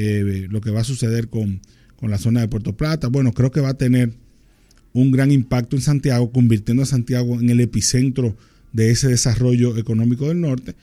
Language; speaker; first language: Spanish; native; Spanish